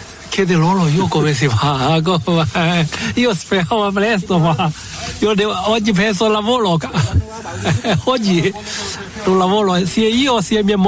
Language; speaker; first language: Italian; non-native, learner; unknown